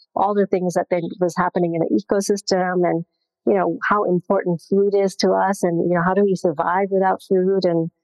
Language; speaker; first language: English; non-native, local second language; Gujarati